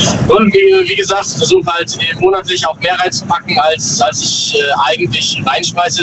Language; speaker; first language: German; native; German